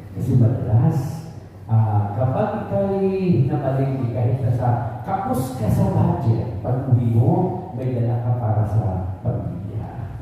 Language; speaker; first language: Filipino; non-native, local second language; Cebuano